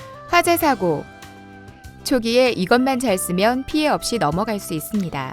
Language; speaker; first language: Korean; non-native, fluent; Vietnamese